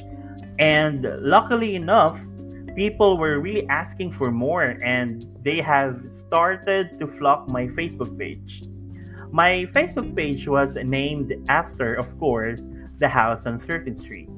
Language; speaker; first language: English; non-native, local second language; Cebuano